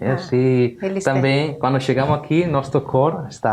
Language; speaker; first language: Portuguese; non-native, learner; Italian